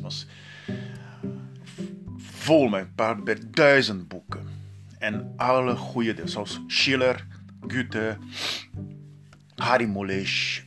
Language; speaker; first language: Dutch; non-native, learner; Portuguese